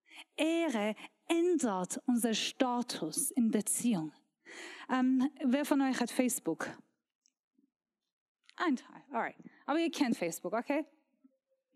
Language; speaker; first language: German; non-native, learner; Persian